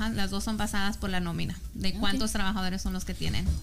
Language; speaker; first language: Spanish; early bilingual, heritage; Spanish